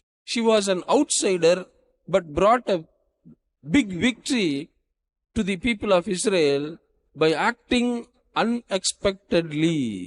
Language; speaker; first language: English; non-native, local second language; Tamil